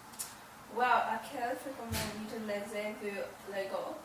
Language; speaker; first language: French; non-native, learner; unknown